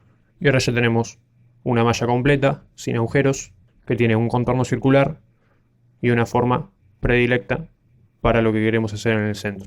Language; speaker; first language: Spanish; native; Spanish